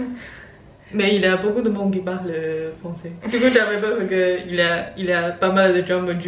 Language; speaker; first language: French; non-native, learner; Chinese